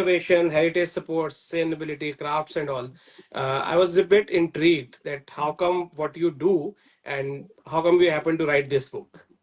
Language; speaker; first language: English; non-native, local second language; Hindi